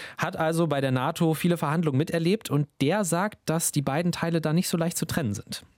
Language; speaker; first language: German; native; German